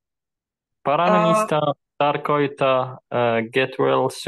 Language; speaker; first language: Finnish; non-native, learner; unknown